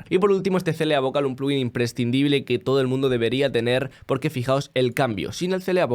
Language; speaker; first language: Spanish; native; Spanish